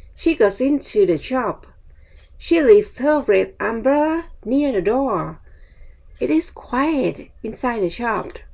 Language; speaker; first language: English; non-native, fluent; Thai